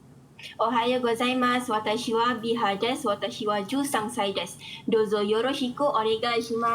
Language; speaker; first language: Japanese; non-native, learner; Malay